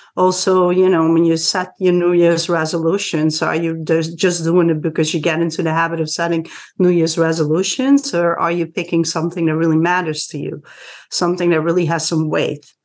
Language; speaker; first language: English; non-native, fluent; Dutch